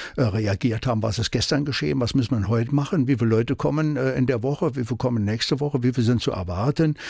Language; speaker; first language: German; native; German